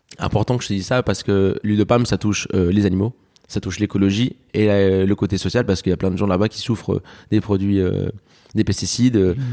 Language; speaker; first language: French; early bilingual, other home language; Spanish